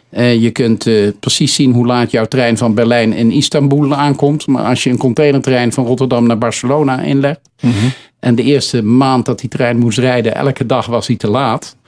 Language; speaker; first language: Dutch; native; Dutch